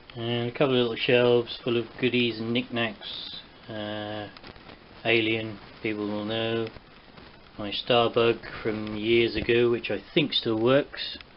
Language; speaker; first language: English; native; English